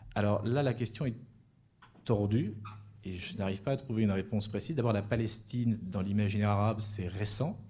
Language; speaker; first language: French; native; French